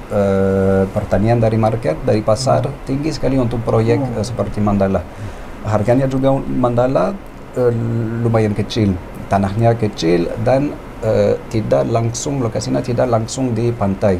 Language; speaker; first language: Indonesian; non-native, fluent; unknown